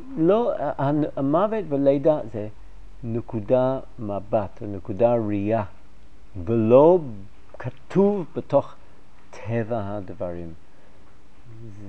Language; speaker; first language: Hebrew; non-native, fluent; English